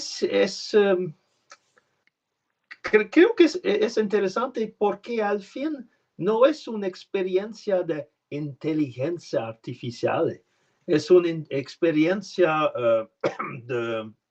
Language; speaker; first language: Spanish; non-native, learner; French